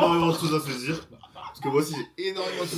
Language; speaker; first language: French; native; French